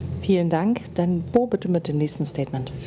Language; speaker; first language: German; native; German